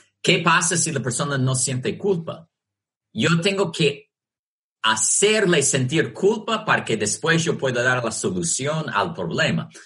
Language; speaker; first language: Spanish; non-native, fluent; English